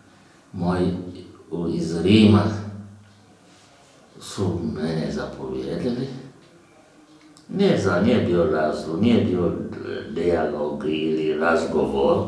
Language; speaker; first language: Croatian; non-native, learner; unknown